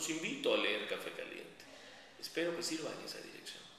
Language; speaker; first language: Spanish; native; Spanish